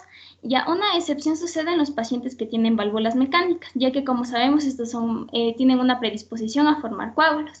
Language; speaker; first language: Spanish; native; Spanish